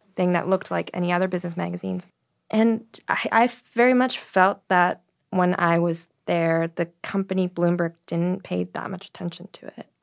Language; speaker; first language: English; native; English